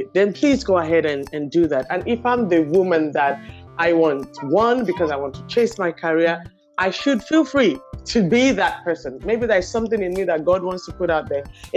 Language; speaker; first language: English; non-native, local second language; Yoruba